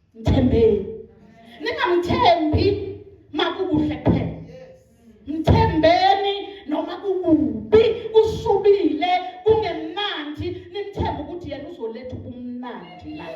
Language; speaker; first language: Zulu; non-native, local second language; Swati